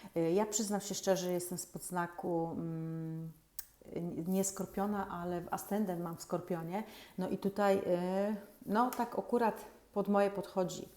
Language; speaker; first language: Polish; native; Polish